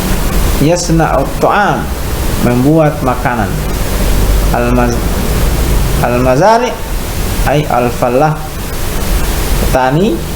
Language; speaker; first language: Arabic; non-native, fluent; Indonesian